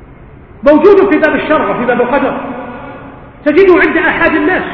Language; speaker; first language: Arabic; native; Arabic